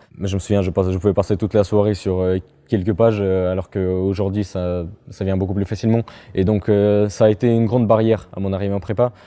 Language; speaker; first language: French; non-native, fluent; Russian